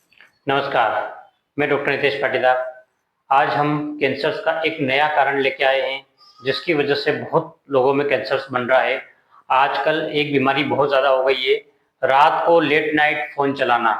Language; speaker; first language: Hindi; native; Hindi